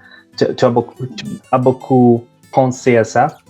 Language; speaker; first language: French; non-native, fluent; Spanish